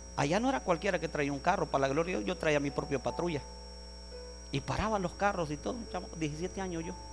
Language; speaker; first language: Spanish; native; Spanish